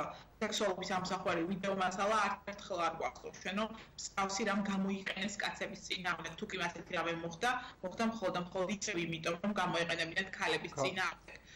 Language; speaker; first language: Georgian; native; Georgian